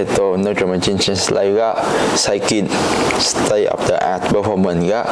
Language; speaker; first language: Japanese; non-native, learner; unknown